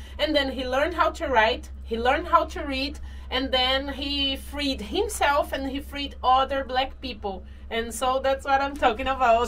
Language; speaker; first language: English; non-native, fluent; Portuguese